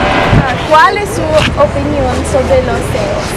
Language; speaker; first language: Spanish; non-native, learner; English